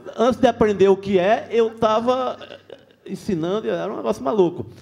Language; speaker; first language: Portuguese; native; Portuguese